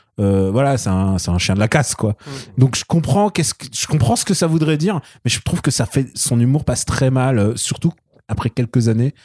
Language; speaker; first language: French; early bilingual, other home language; Russian